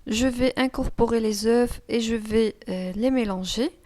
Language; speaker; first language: French; non-native, local second language; Arabic